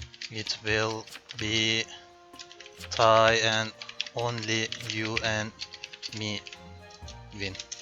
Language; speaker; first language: English; non-native, learner; Turkish